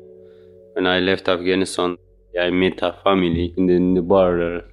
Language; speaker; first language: English; non-native, learner; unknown